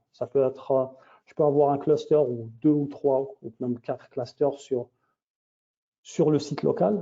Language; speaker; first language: French; native; French